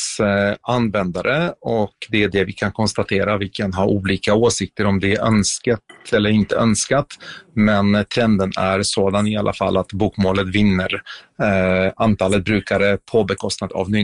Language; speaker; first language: Swedish; non-native, fluent; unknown